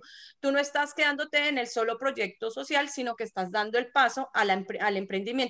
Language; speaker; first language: Spanish; native; Spanish